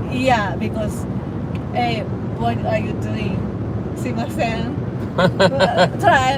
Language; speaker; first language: English; non-native, learner; Japanese